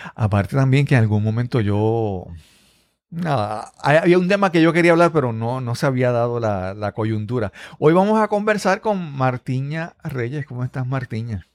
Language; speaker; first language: Spanish; native; Spanish